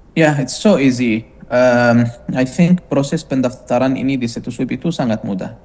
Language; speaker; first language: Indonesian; non-native, fluent; Arabic